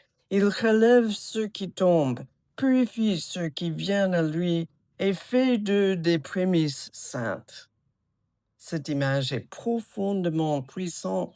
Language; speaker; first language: French; non-native, fluent; English